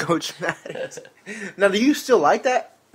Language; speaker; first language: English; native; English